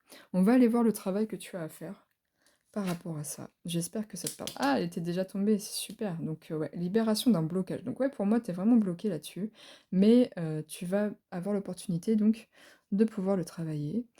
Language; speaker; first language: French; native; French